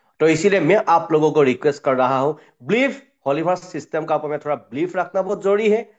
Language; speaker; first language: Hindi; non-native, local second language; Assamese